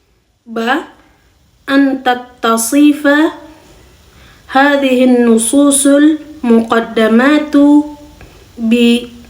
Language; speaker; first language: Arabic; non-native, learner; Indonesian